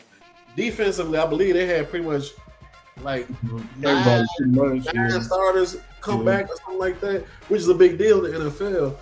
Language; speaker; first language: English; native; English